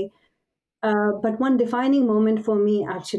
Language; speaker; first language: English; non-native, local second language; Pashto